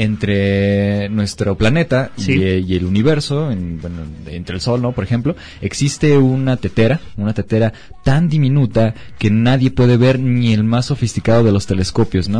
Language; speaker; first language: Spanish; native; Spanish